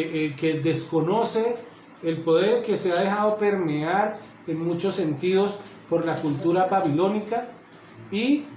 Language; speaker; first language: Spanish; native; Spanish